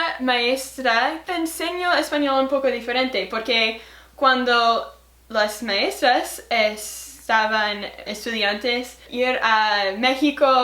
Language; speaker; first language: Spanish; non-native, learner; English